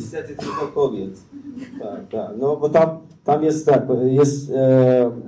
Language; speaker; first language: Polish; non-native, learner; Persian